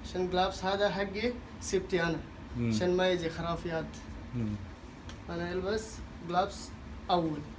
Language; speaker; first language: Arabic; non-native, learner; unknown